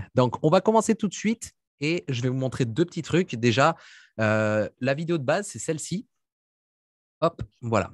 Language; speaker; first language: French; native; French